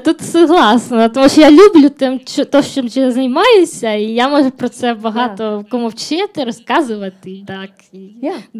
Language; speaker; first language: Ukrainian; non-native, local second language; Russian